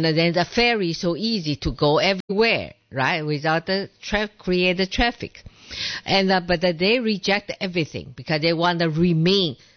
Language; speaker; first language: English; non-native, learner; Chinese